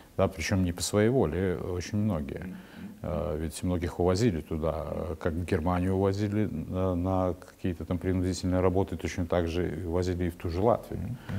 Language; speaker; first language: Russian; native; Russian